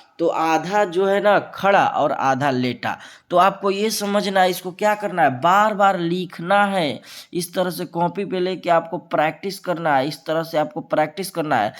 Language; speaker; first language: Hindi; native; Hindi